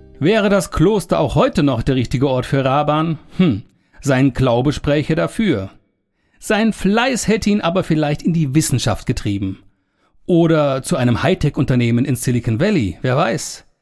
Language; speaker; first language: German; native; German